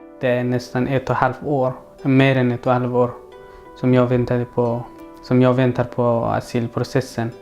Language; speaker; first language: Swedish; non-native, learner; Persian